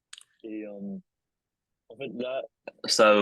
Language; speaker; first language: French; non-native, fluent; English